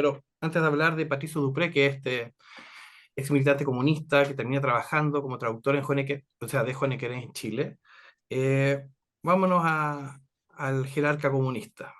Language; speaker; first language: Spanish; native; Spanish